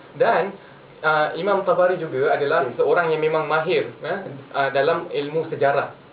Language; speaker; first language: Malay; native; Malay